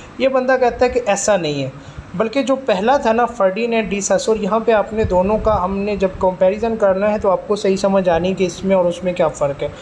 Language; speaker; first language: Urdu; non-native, local second language; Punjabi